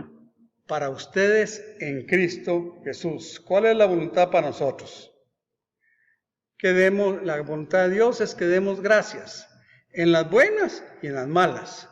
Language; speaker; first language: Spanish; native; Spanish